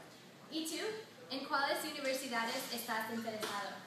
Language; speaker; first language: Spanish; non-native, learner; English